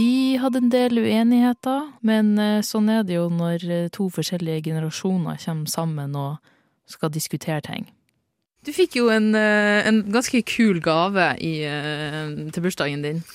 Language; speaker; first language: Norwegian; native; Norwegian